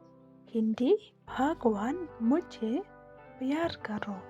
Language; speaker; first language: Hindi; non-native, local second language; Khasi